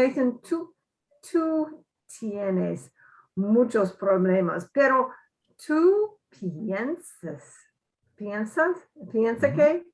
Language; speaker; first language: Spanish; non-native, learner; English